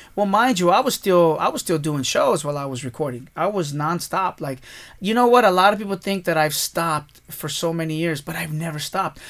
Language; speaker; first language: English; early bilingual, other home language; Spanish